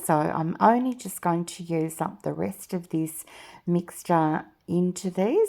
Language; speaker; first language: English; native; English